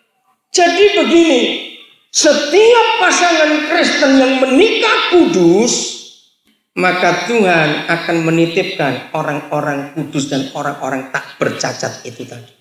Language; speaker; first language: Indonesian; native; Indonesian